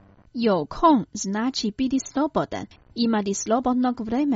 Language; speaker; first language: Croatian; non-native, fluent; Chinese